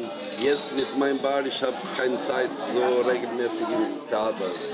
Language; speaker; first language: German; non-native, learner; Albanian